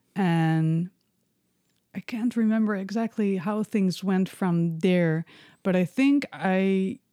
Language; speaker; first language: English; non-native, fluent; Dutch